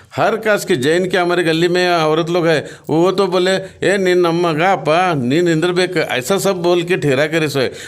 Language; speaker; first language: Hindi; non-native, local second language; Marathi